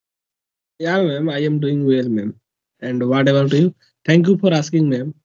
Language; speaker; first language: English; non-native, local second language; Hindi